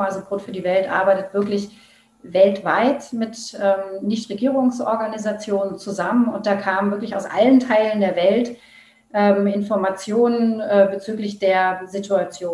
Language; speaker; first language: German; native; German